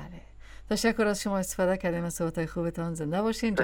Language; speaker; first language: Persian; native; Persian